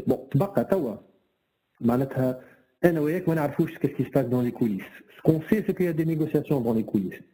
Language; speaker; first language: French; non-native, local second language; Arabic